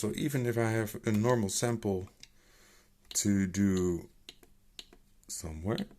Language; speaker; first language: English; non-native, fluent; Dutch